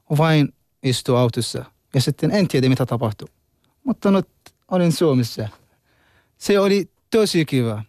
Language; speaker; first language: Finnish; non-native, learner; Arabic